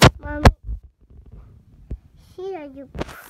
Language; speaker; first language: Russian; early bilingual, heritage; Russian